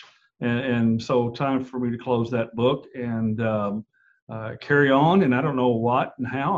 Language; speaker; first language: English; native; English